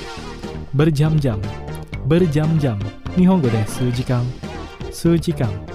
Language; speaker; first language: Japanese; non-native, fluent; Indonesian